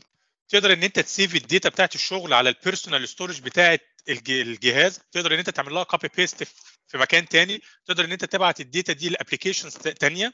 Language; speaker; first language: Arabic; native; Arabic